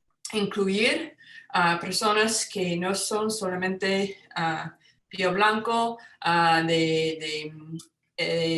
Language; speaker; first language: Spanish; non-native, fluent; English